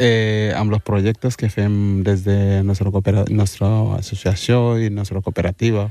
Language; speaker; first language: Catalan; early bilingual, other home language; Wolof